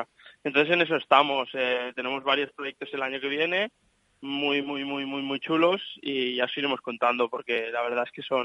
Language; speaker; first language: Spanish; native; Spanish